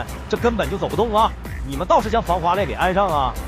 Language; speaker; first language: Chinese; native; Chinese